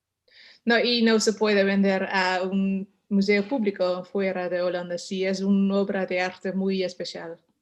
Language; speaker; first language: Spanish; non-native, learner; Dutch